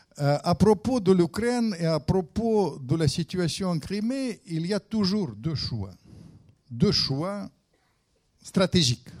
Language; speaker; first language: French; non-native, fluent; Russian